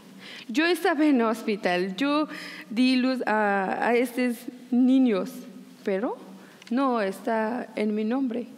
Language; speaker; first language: Spanish; non-native, learner; Persian